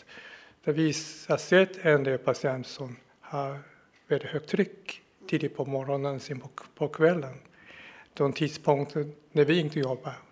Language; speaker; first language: Swedish; non-native, fluent; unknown